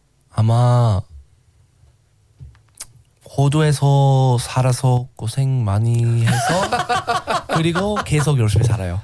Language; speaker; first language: Korean; non-native, learner; English